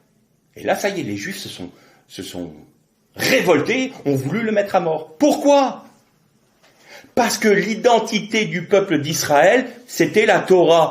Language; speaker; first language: French; native; French